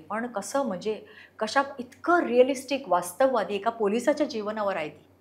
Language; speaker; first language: Marathi; non-native, local second language; Konkani